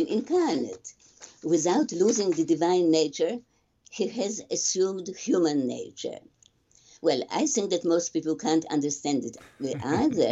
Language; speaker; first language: English; non-native, fluent; Polish